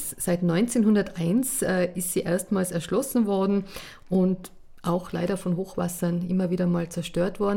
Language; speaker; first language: German; native; German